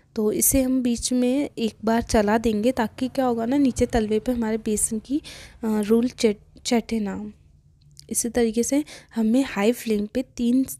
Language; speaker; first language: Hindi; native; Hindi